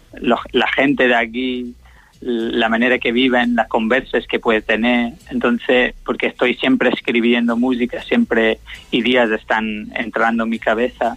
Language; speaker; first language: Spanish; non-native, learner; English